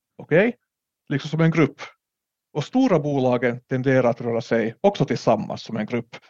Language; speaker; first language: Swedish; native; Swedish